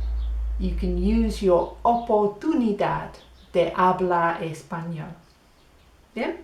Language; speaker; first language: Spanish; non-native, fluent; English